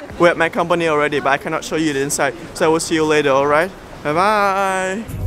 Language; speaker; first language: English; non-native, fluent; Vietnamese